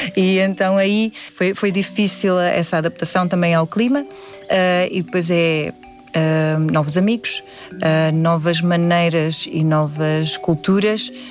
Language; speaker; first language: Portuguese; early bilingual, other home language; Indonesian